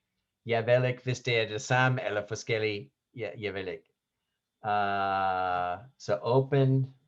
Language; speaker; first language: Danish; non-native, fluent; English